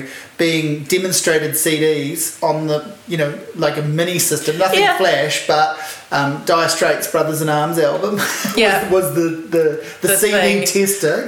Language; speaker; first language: English; native; English